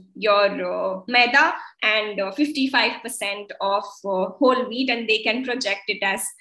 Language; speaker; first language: English; non-native, local second language; Kannada